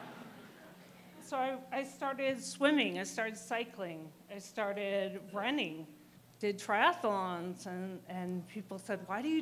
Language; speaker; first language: English; native; English